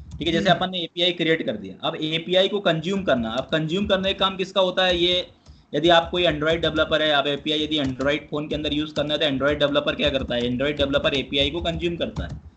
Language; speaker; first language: Hindi; native; Hindi